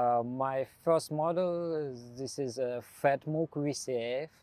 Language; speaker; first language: English; non-native, learner; Belarusian